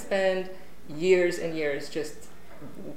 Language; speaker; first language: English; non-native, fluent; Romanian